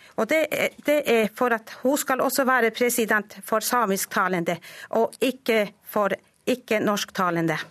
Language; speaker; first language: Norwegian; non-native, local second language; Northern Sami